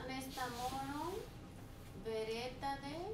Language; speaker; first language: Swedish; non-native, learner; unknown